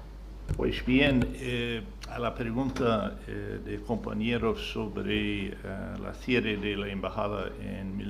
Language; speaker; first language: Spanish; non-native, fluent; English